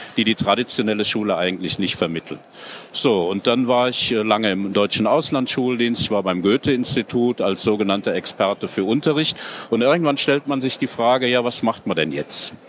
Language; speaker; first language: German; native; German